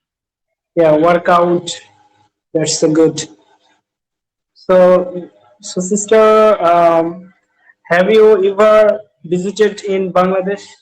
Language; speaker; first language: English; non-native, learner; Bangla